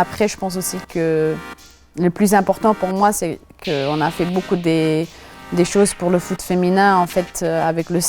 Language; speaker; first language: French; non-native, local second language; German